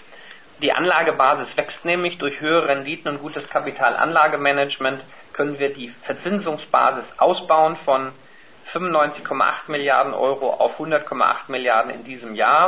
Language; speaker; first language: German; native; German